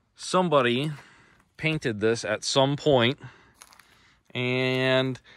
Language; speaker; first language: English; native; English